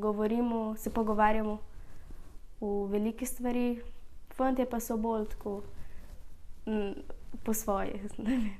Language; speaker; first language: Slovenian; non-native, learner; Portuguese